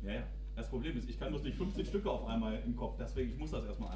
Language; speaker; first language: German; native; German